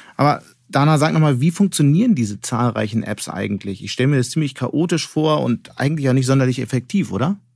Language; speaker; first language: German; native; German